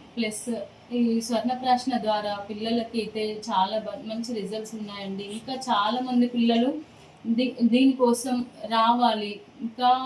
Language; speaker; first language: Telugu; native; Telugu